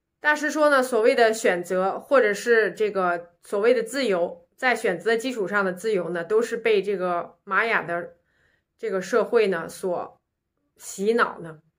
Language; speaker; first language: Chinese; native; Chinese